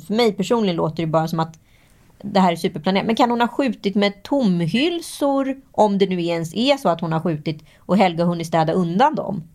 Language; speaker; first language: Swedish; native; Swedish